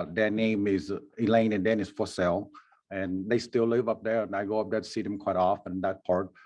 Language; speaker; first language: English; non-native, fluent; Vietnamese